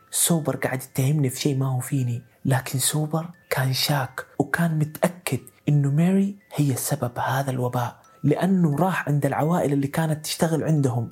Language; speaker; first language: Arabic; native; Arabic